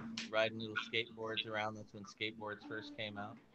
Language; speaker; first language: English; native; English